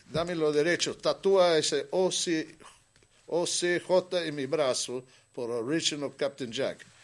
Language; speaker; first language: Spanish; non-native, fluent; English